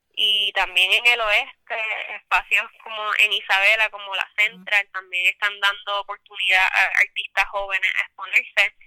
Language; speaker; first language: Spanish; native; Spanish